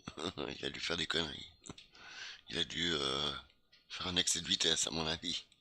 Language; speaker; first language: French; native; French